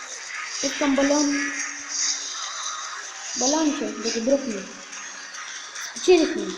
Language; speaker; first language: Bulgarian; native; Bulgarian